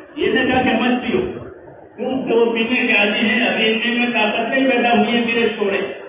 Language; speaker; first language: Urdu; non-native, local second language; Gujarati